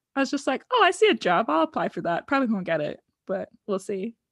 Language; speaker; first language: English; native; English